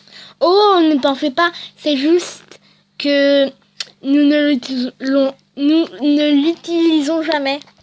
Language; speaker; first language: French; native; French